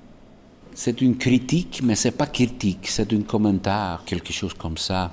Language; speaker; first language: French; non-native, local second language; Dutch